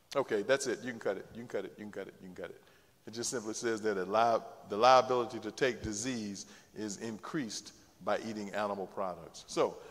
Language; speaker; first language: English; native; English